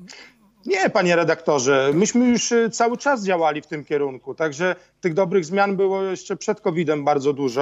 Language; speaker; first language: Polish; native; Polish